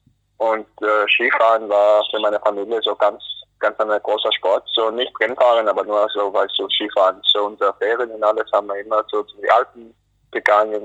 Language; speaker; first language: German; early bilingual, other home language; Greek